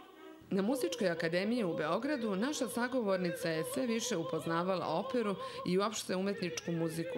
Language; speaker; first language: Serbian; native; Serbian